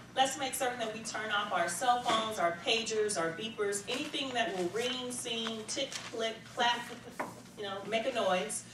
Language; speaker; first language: English; native; English